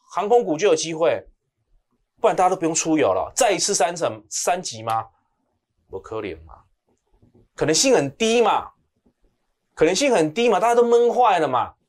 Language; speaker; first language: Chinese; native; Chinese